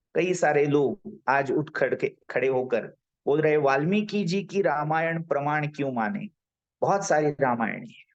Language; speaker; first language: Hindi; non-native, local second language; Marathi